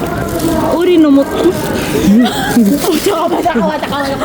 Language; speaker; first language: Korean; non-native, learner; Filipino